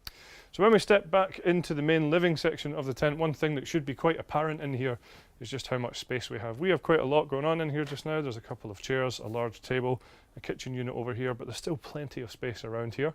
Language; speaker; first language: English; native; English